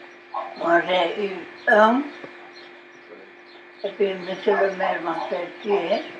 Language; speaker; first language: French; non-native, local second language; Basque